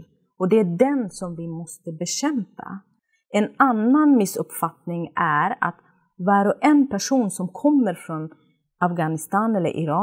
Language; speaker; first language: Swedish; non-native, fluent; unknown